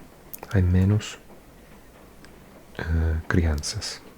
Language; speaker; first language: Portuguese; non-native, learner; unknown